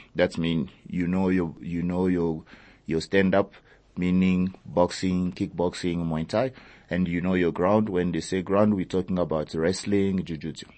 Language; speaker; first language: English; early bilingual, other home language; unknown